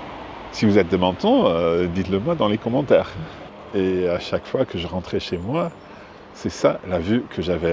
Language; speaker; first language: French; non-native, fluent; English